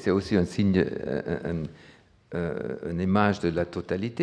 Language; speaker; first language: French; non-native, fluent; German